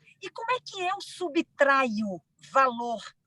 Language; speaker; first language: Portuguese; native; Portuguese